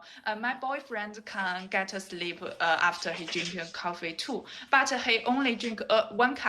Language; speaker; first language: English; non-native, learner; Chinese